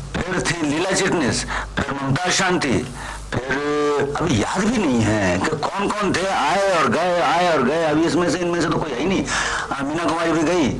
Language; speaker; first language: Hindi; non-native, local second language; Bangla